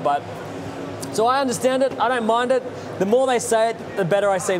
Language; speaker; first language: English; native; English